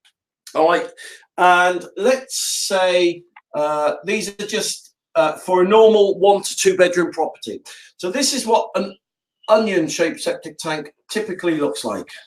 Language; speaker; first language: English; native; English